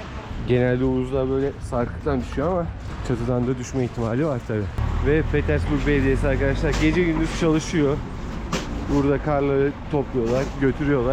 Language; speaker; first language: Turkish; native; Turkish